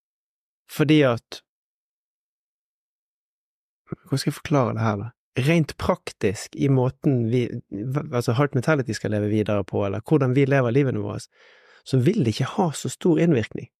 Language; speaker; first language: Norwegian; native; Norwegian